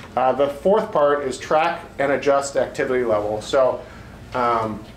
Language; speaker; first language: English; native; English